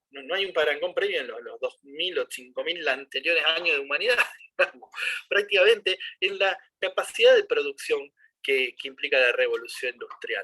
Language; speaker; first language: Spanish; native; Spanish